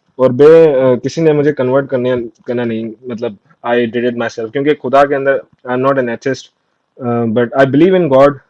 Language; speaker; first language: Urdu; non-native, local second language; Sindhi